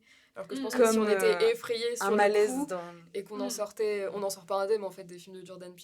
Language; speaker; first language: French; native; French